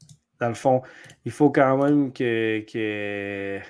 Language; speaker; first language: French; native; French